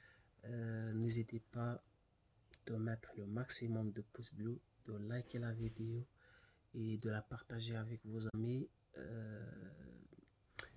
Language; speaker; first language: French; non-native, local second language; Arabic